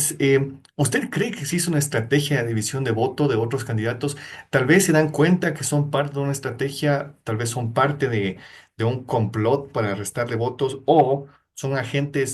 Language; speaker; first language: Spanish; native; Spanish